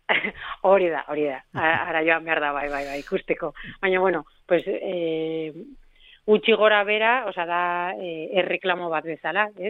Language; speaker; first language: Basque; non-native, local second language; Spanish